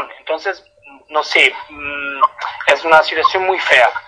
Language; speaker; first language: Spanish; non-native, fluent; Italian